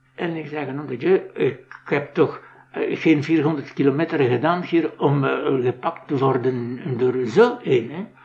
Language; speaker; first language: Dutch; non-native, fluent; Polish